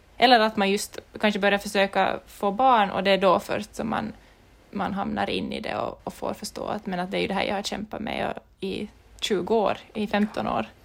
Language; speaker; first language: Swedish; native; Swedish